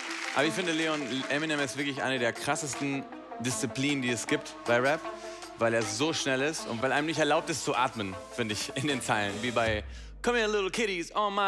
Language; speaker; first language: German; native; German